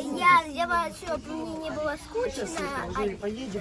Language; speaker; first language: Ukrainian; non-native, local second language; Russian